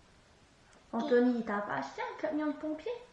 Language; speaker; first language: French; native; French